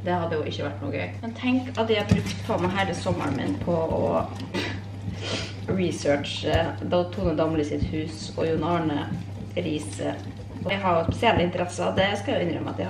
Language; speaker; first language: Norwegian; native; Norwegian